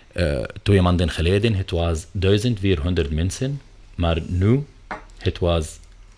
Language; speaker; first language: Dutch; non-native, learner; Arabic